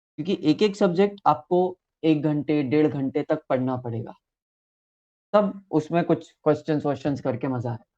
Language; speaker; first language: Hindi; native; Hindi